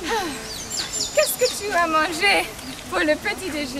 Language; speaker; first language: French; non-native, learner; English